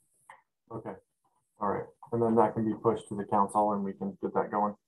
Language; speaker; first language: English; native; English